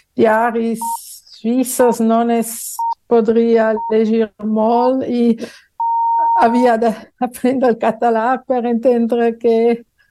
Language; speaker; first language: Catalan; non-native, fluent; German